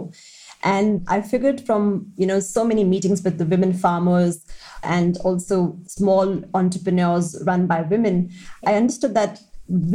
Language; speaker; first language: English; non-native, local second language; Hindi